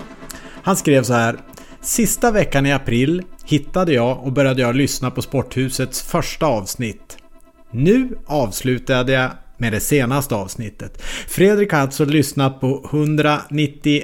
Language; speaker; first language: Swedish; native; Swedish